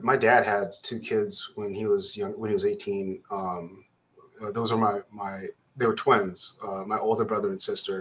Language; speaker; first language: English; native; English